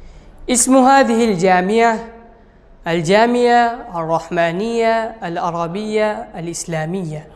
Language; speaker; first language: Arabic; non-native, fluent; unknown